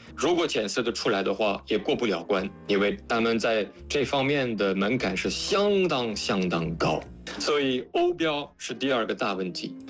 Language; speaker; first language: Chinese; non-native, fluent; French